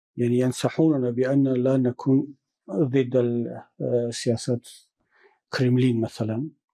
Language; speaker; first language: Arabic; non-native, fluent; Tajik